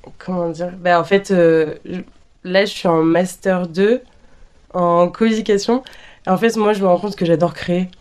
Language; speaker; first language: French; native; French